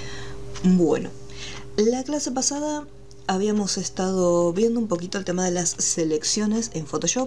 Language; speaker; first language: Spanish; native; Spanish